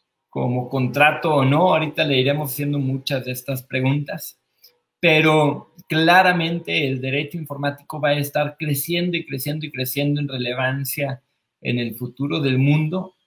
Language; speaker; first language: Spanish; native; Spanish